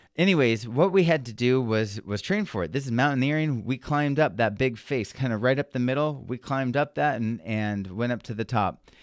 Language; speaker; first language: English; native; English